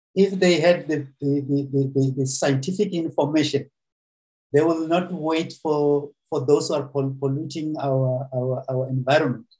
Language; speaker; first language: English; non-native, local second language; Venda